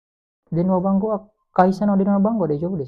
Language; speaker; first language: Japanese; non-native, learner; Indonesian